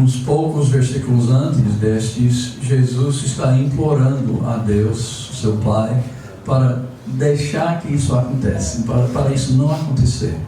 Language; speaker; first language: Portuguese; non-native, fluent; English